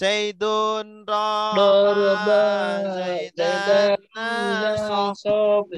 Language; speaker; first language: Arabic; non-native, fluent; Indonesian